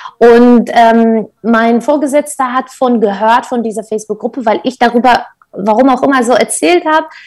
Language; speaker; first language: German; non-native, fluent; Kurdish